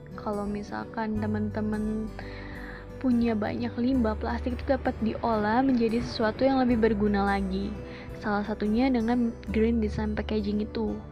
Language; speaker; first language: Indonesian; native; Indonesian